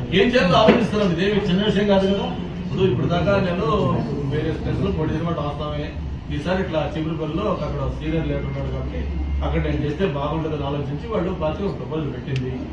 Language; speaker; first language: Telugu; native; Telugu